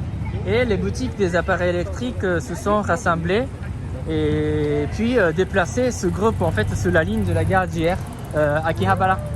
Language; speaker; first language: French; non-native, fluent; Japanese